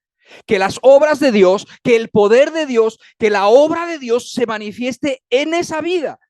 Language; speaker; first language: Spanish; native; Spanish